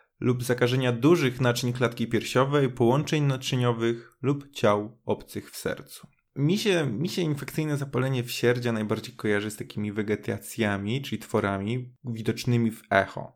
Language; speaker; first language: Polish; native; Polish